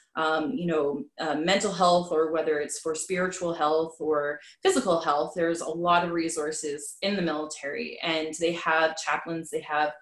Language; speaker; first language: English; native; English